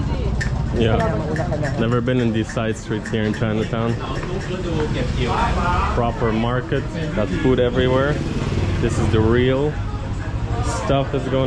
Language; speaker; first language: English; non-native, fluent; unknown